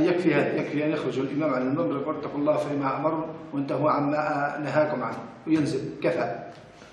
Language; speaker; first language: Arabic; native; Arabic